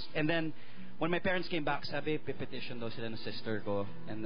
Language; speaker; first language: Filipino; native; Filipino